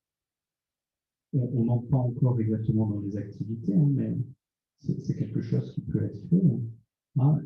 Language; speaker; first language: French; native; French